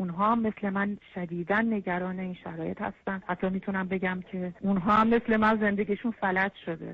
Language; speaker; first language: Persian; native; Persian